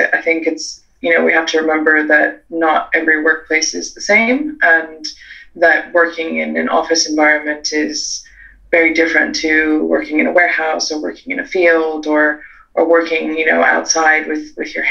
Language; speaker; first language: English; native; English